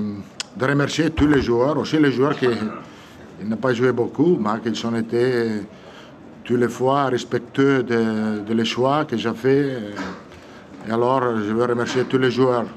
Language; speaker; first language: French; non-native, fluent; Italian